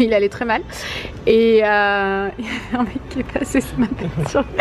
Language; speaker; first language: French; native; French